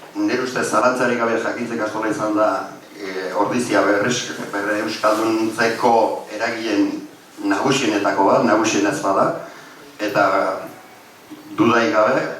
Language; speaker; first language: Basque; native; Basque